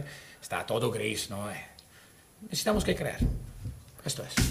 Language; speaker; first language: Spanish; non-native, learner; Italian